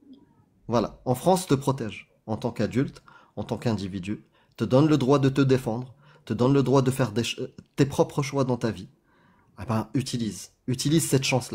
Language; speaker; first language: French; native; French